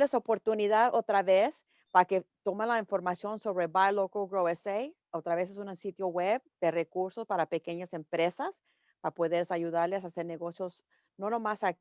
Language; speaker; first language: Spanish; early bilingual, heritage; English